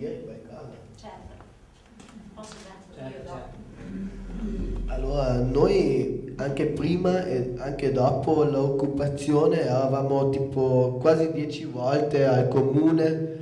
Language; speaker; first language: Italian; non-native, local second language; German